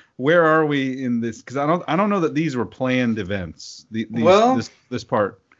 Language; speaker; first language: English; native; English